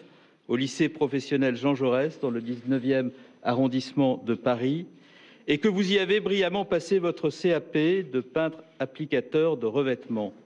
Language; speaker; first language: French; native; French